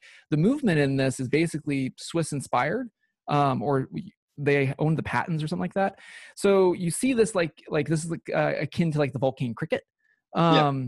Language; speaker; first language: English; native; English